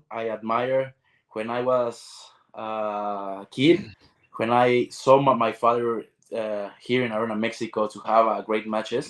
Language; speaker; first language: English; non-native, learner; Spanish